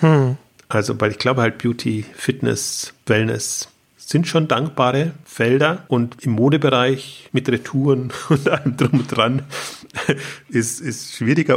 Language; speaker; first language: German; native; German